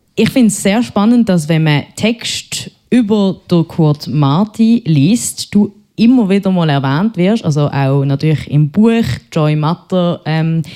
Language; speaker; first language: German; native; German